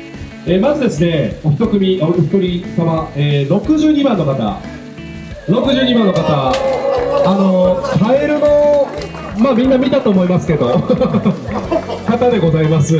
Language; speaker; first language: Japanese; native; Japanese